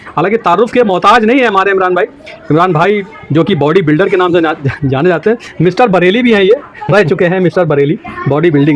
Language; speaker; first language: Hindi; native; Hindi